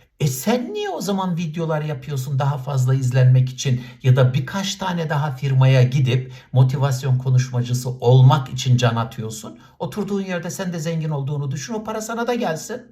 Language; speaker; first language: Turkish; native; Turkish